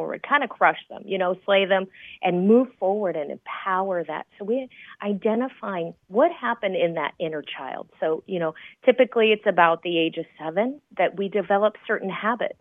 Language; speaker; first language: English; native; English